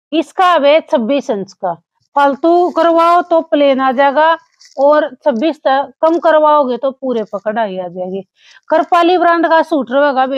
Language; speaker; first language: Hindi; native; Hindi